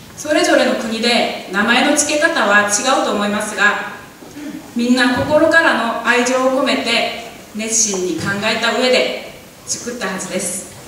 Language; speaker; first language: Japanese; non-native, fluent; Korean